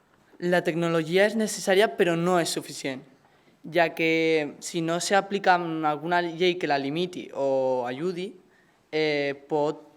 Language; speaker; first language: Catalan; native; Catalan